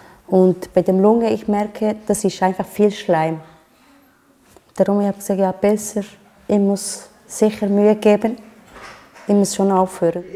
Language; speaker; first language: German; non-native, learner; Turkish